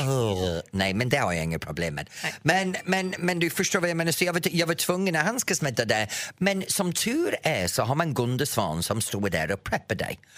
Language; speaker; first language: Swedish; non-native, fluent; English